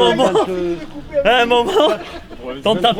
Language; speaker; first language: French; native; French